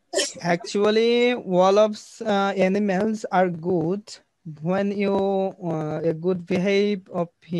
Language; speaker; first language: English; non-native, learner; Bangla